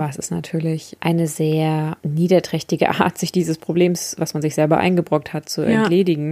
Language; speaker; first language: German; native; German